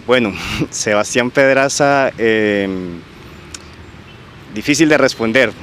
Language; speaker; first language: Spanish; native; Spanish